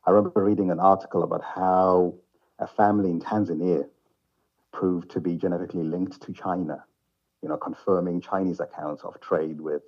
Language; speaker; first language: English; non-native, local second language; Shona